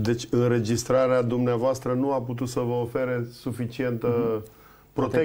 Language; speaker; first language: Romanian; native; Romanian